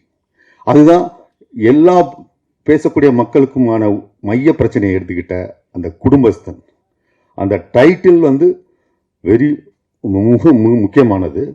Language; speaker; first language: Tamil; native; Tamil